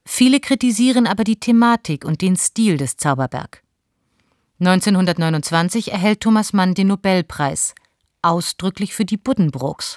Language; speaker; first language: German; native; German